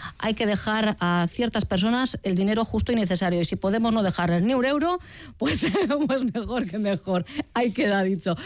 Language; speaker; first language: Spanish; native; Spanish